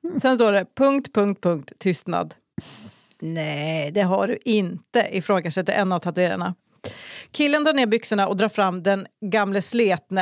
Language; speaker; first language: Swedish; native; Swedish